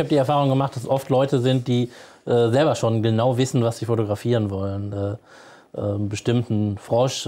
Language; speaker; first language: German; native; German